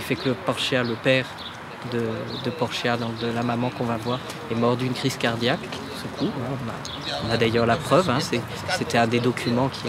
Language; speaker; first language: French; native; French